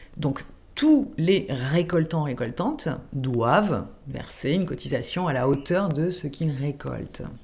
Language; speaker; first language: French; native; French